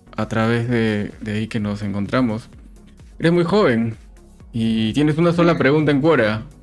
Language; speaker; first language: Spanish; native; Spanish